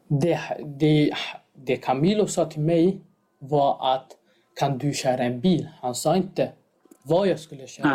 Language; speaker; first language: Swedish; non-native, fluent; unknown